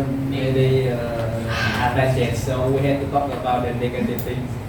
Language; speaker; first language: English; non-native, learner; Vietnamese